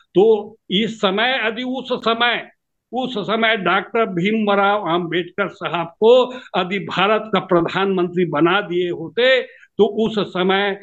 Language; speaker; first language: Hindi; native; Hindi